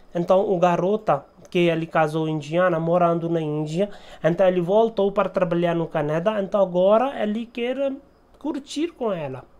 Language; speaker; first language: Portuguese; non-native, learner; Hindi